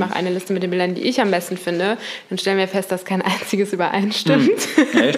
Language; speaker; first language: German; native; German